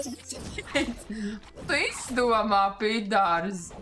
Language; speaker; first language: Latvian; native; Latvian